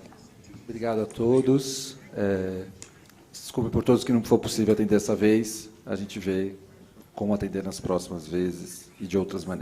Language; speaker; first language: Portuguese; native; Portuguese